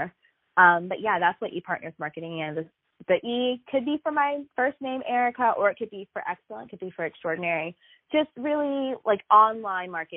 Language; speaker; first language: English; native; English